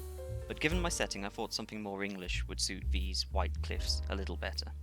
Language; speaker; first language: English; native; English